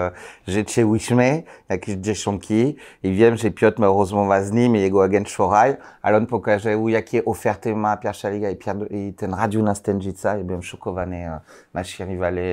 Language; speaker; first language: Polish; non-native, learner; French